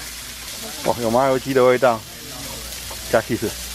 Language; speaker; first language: Chinese; native; Chinese